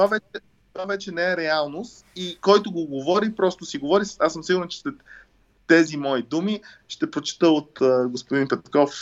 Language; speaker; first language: Bulgarian; native; Bulgarian